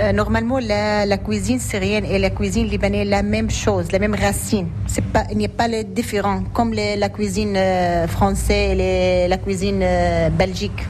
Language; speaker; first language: French; non-native, learner; Arabic